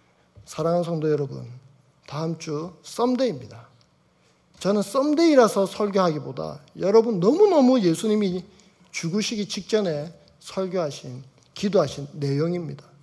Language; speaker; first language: Korean; native; Korean